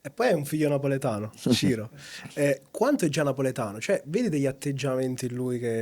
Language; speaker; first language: Italian; native; Italian